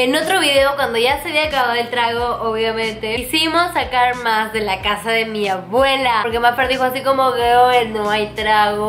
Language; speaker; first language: Spanish; native; Spanish